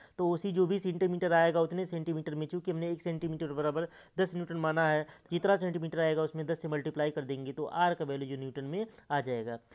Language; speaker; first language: Hindi; native; Hindi